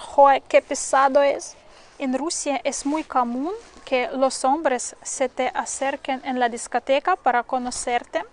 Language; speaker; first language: Spanish; non-native, fluent; Russian